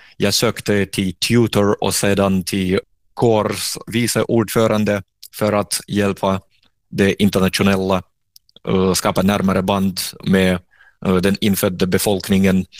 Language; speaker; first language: Swedish; non-native, fluent; Russian